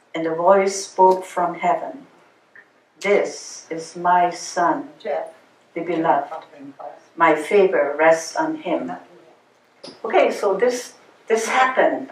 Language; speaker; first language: English; early bilingual, other home language; German